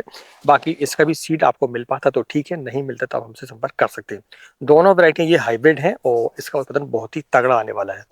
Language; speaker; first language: Hindi; native; Hindi